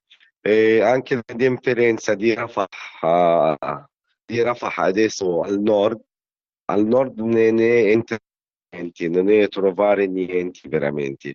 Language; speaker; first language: Italian; non-native, learner; Arabic